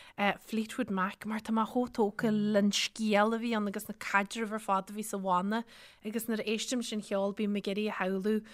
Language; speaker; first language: Irish; native; Irish